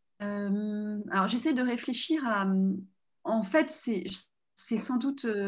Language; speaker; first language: French; native; French